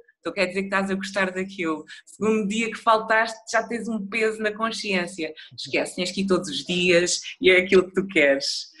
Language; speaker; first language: Portuguese; early bilingual, other home language; Upper Guinea Crioulo